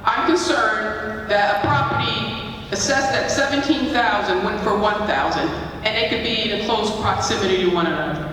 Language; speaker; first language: English; native; English